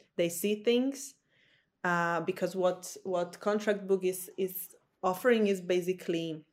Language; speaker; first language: English; non-native, fluent; Slovak